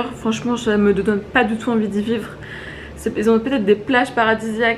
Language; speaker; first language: French; native; French